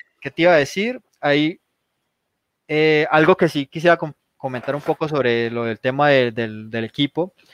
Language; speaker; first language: Spanish; native; Spanish